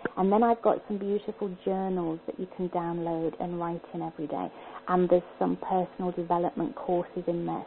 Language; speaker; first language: English; native; English